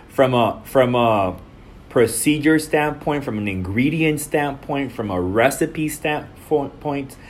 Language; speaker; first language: English; non-native, fluent; Spanish